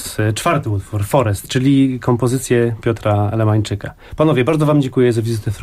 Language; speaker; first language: Polish; native; Polish